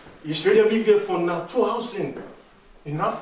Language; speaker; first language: German; non-native, fluent; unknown